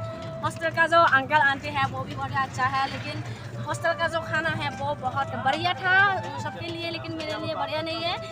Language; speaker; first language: Hindi; non-native, local second language; Kok Borok